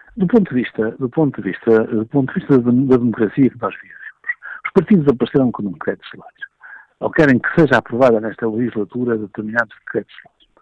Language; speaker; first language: Portuguese; native; Portuguese